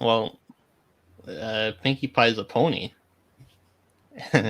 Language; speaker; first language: English; native; English